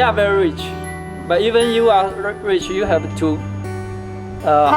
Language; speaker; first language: English; non-native, learner; Chinese